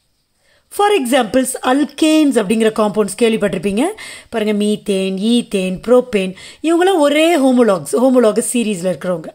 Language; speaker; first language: Tamil; native; Tamil